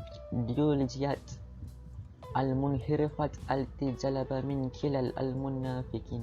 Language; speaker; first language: Arabic; non-native, learner; Malay